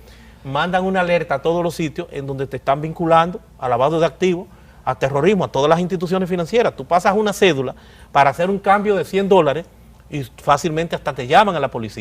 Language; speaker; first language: Spanish; native; Spanish